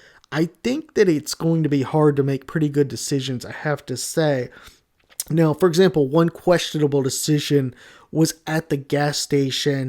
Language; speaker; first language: English; native; English